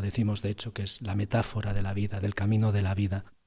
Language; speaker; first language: Spanish; native; Spanish